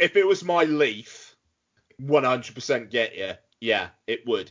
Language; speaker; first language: English; native; English